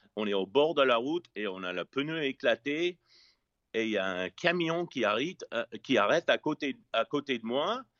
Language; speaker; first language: French; non-native, fluent; English